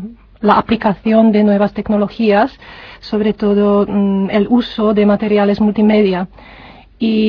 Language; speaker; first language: Spanish; non-native, fluent; Czech